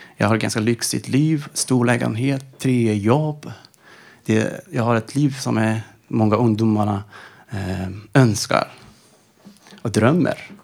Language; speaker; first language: Swedish; non-native, fluent; Persian